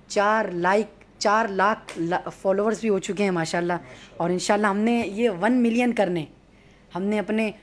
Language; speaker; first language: Urdu; native; Urdu